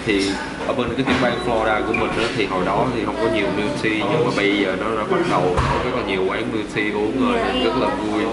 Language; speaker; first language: Vietnamese; early bilingual, other home language; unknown